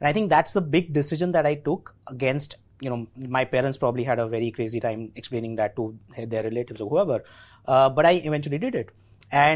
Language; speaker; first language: English; non-native, local second language; Gujarati